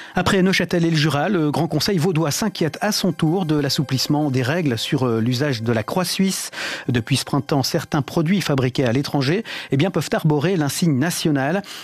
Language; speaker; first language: French; native; French